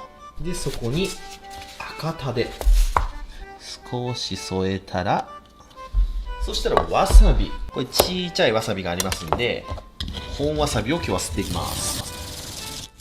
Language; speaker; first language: Japanese; native; Japanese